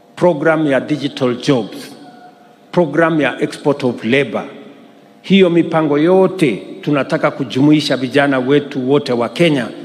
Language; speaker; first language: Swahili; non-native, local second language; Kalenjin